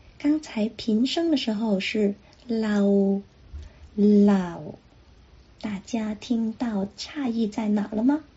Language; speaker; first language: Chinese; non-native, local second language; Cantonese